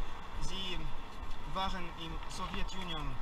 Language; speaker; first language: German; non-native, learner; Russian